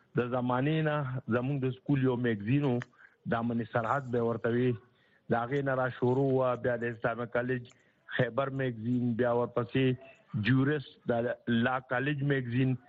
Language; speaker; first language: Pashto; native; Pashto